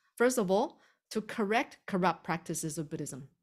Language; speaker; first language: English; early bilingual, other home language; Chinese